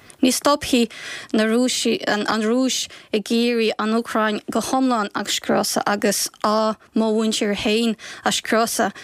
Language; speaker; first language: Irish; non-native, fluent; Ukrainian